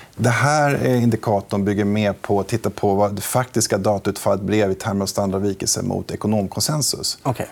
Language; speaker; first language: Swedish; native; Swedish